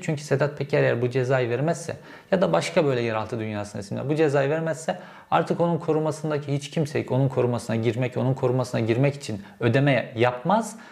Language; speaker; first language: Turkish; native; Turkish